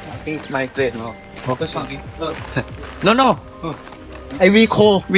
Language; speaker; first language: English; non-native, learner; Thai